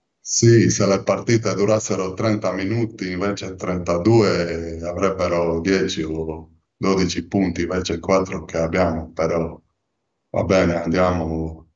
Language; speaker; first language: Italian; non-native, fluent; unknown